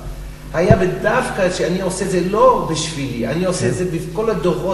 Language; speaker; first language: Hebrew; non-native, fluent; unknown